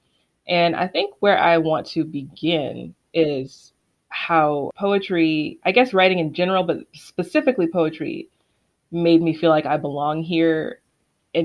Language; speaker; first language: English; native; English